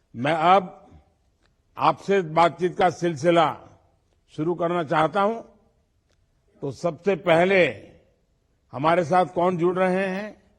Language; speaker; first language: Hindi; non-native, local second language; Gujarati